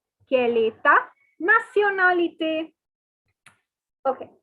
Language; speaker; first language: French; non-native, learner; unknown